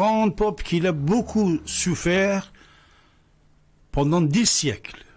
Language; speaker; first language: French; non-native, fluent; Persian